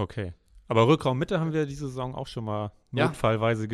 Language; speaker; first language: German; native; German